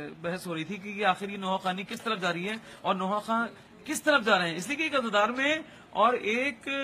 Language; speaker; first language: Urdu; native; Urdu